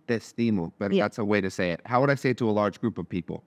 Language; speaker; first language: English; native; English